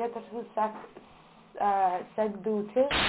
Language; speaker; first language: Icelandic; non-native, learner; English